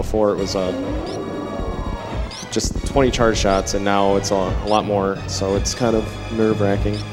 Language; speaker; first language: English; native; English